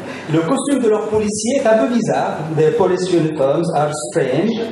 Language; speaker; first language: French; native; French